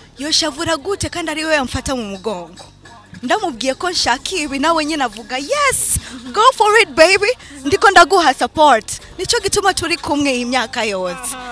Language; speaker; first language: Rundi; native; Rundi